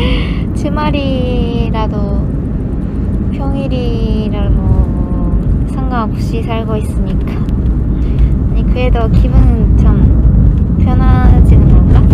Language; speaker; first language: Korean; non-native, fluent; Japanese